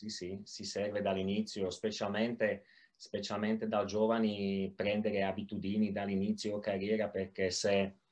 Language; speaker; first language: Italian; non-native, learner; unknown